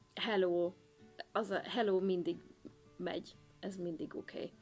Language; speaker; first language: Hungarian; non-native, fluent; Swedish